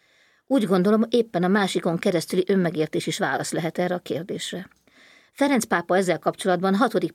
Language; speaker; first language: Hungarian; native; Hungarian